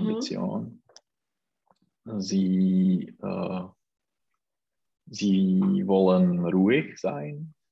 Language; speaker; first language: German; non-native, learner; Czech